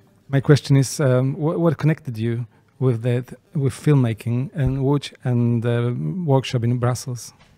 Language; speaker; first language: English; non-native, fluent; Polish